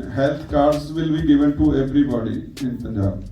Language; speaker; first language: English; non-native, local second language; Punjabi